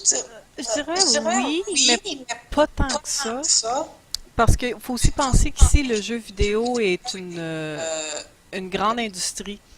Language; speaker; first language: French; native; French